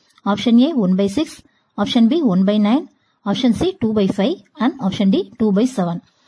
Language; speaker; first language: English; non-native, local second language; Tamil